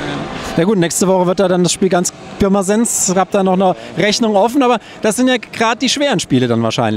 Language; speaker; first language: German; native; German